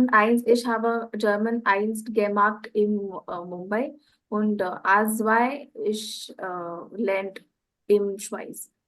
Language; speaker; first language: German; non-native, learner; Marathi